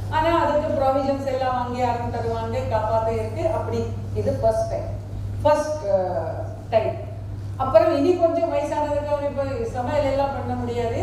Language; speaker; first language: Tamil; non-native, fluent; Marathi